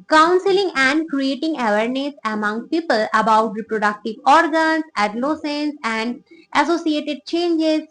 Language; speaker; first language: English; non-native, local second language; Bangla